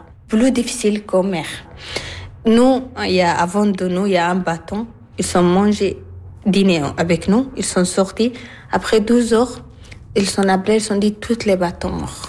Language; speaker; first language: French; non-native, learner; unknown